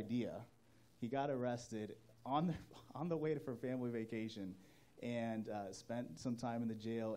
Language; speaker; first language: English; native; English